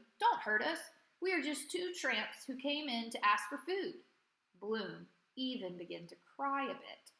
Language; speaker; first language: English; native; English